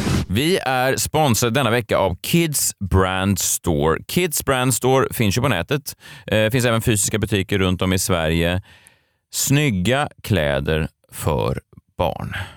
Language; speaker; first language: Swedish; native; Swedish